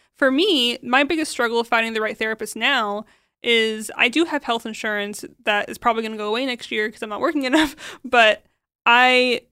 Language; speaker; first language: English; early bilingual, other home language; Arabic